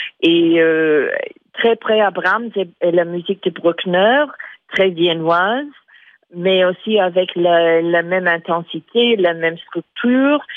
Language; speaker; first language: French; non-native, fluent; English